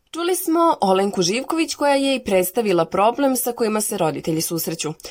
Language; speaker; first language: Serbian; native; Serbian